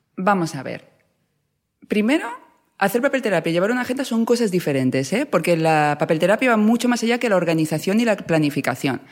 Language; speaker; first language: Spanish; native; Spanish